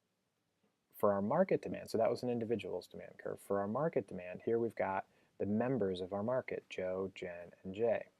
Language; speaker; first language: English; native; English